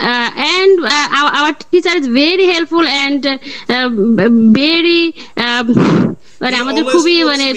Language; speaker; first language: English; non-native, learner; Bangla